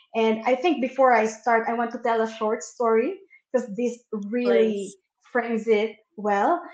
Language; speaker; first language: English; non-native, local second language; Filipino